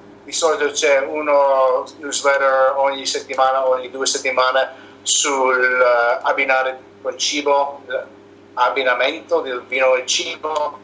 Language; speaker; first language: Italian; non-native, learner; English